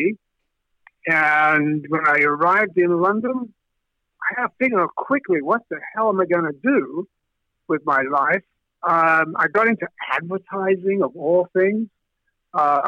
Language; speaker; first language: English; native; English